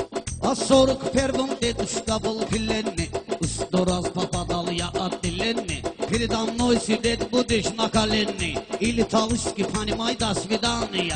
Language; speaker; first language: Russian; non-native, learner; Azerbaijani